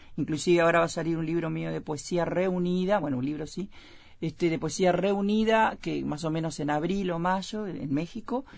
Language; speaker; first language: Spanish; native; Spanish